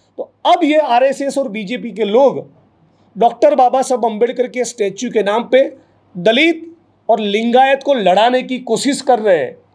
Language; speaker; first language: Hindi; non-native, local second language; Gujarati